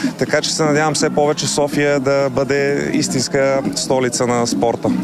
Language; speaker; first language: Bulgarian; native; Bulgarian